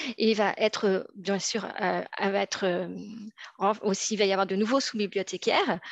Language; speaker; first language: French; native; French